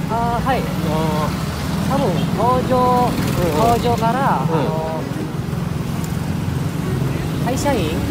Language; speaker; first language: Japanese; non-native, learner; Indonesian